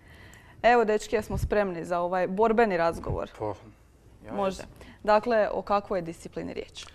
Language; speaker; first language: Croatian; native; Croatian